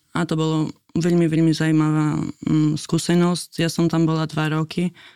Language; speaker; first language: Slovak; non-native, fluent; Albanian